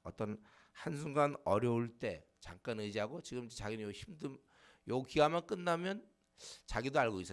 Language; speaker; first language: Korean; native; Korean